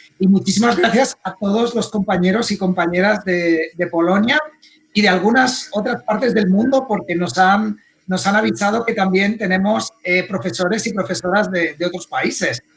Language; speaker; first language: Spanish; native; Spanish